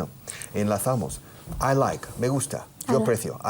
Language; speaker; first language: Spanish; non-native, fluent; English